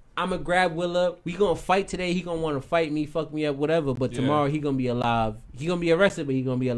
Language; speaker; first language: English; native; English